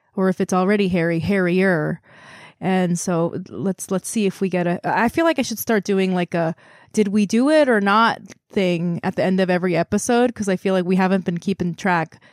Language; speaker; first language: English; non-native, fluent; Korean